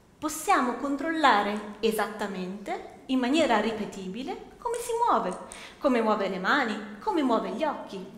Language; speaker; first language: Italian; native; Italian